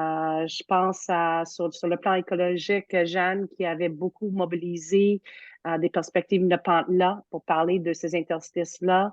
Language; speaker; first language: French; native; French